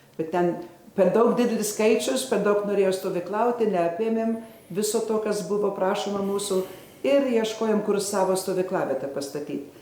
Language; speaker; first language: Lithuanian; early bilingual, heritage; Lithuanian